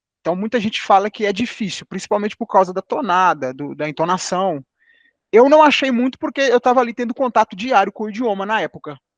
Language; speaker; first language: Portuguese; native; Portuguese